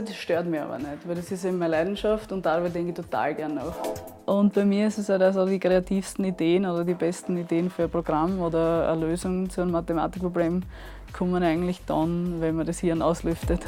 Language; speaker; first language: German; native; German